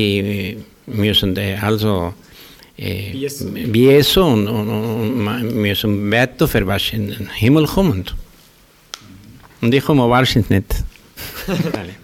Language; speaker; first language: German; early bilingual, heritage; German